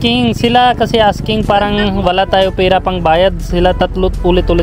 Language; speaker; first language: Filipino; non-native, learner; Punjabi